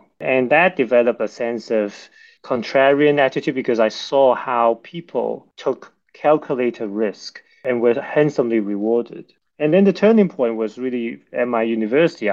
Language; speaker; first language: English; non-native, local second language; Cantonese